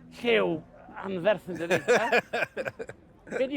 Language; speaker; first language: Welsh; native; Welsh